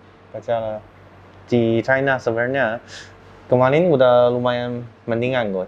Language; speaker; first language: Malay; non-native, fluent; Chinese